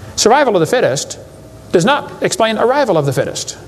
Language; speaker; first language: English; native; English